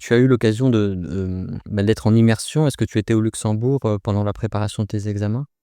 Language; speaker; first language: French; native; French